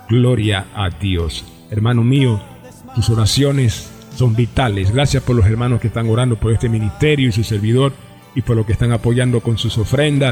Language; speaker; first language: Spanish; native; Spanish